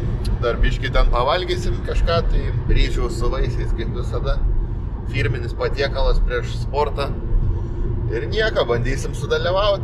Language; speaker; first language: Lithuanian; native; Lithuanian